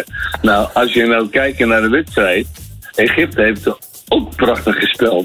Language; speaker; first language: Dutch; non-native, learner; Arabic